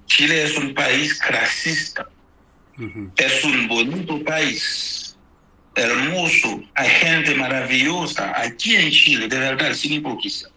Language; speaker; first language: Spanish; non-native, fluent; Haitian Creole